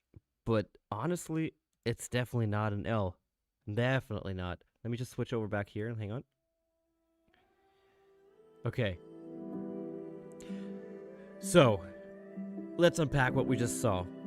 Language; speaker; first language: English; native; English